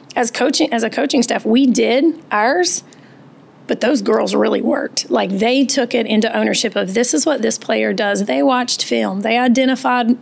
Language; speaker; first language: English; native; English